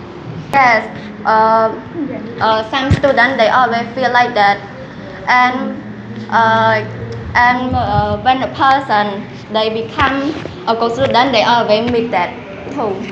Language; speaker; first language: English; non-native, learner; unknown